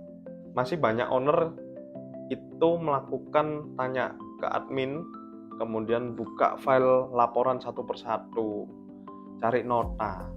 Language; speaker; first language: Indonesian; native; Indonesian